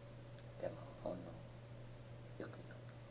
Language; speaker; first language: Japanese; non-native, learner; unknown